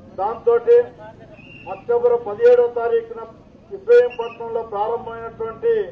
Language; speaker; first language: Telugu; native; Telugu